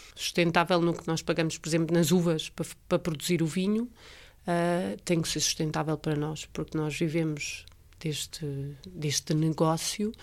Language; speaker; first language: Portuguese; native; Portuguese